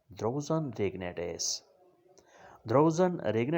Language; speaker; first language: German; non-native, fluent; Urdu